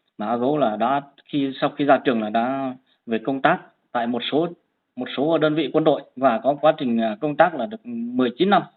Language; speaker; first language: Vietnamese; non-native, local second language; Hmong